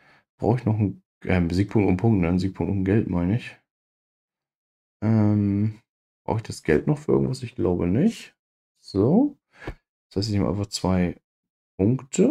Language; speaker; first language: German; native; German